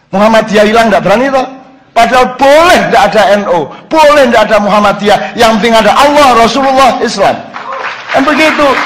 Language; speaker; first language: Indonesian; non-native, local second language; Javanese